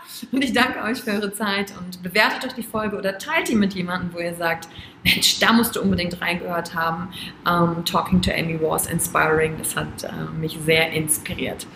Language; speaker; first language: German; native; German